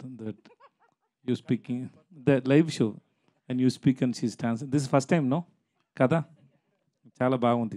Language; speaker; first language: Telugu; non-native, learner; Tamil